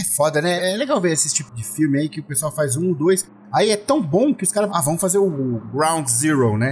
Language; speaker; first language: Portuguese; native; Portuguese